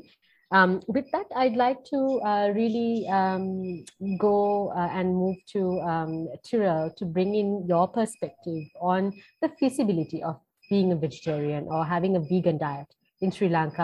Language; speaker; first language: English; non-native, local second language; Sinhala